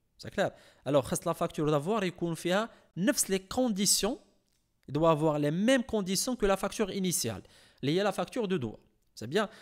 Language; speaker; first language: French; non-native, local second language; Arabic